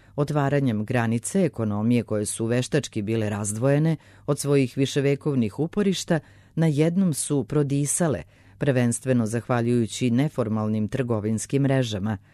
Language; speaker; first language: Serbian; native; Serbian